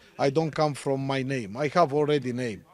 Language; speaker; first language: English; non-native, learner; Romanian